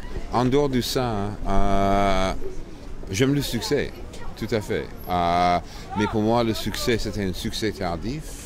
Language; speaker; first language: French; non-native, fluent; English